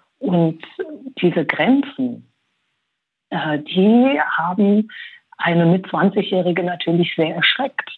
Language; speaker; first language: German; early bilingual, other home language; Persian